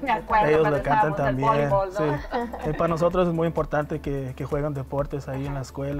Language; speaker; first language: Spanish; early bilingual, heritage; Spanish